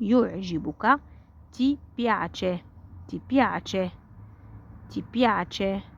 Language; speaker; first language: Italian; non-native, fluent; Arabic